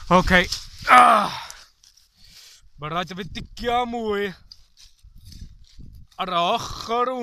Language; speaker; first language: Welsh; non-native, learner; English